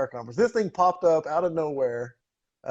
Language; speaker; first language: English; native; English